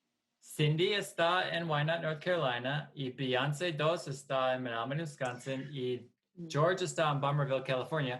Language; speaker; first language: Spanish; non-native, fluent; English